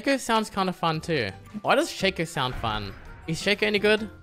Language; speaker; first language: English; native; English